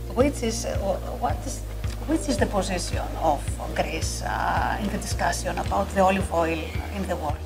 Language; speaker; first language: English; non-native, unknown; Greek